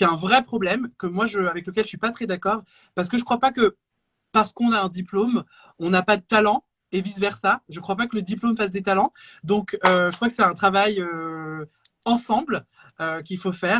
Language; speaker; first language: French; native; French